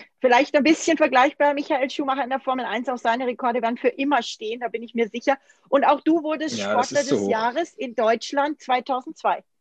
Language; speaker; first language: German; native; German